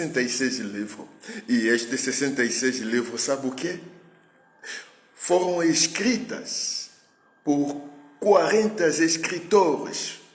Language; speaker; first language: Portuguese; non-native, fluent; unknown